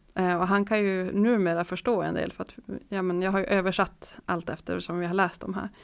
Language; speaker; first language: Swedish; native; Swedish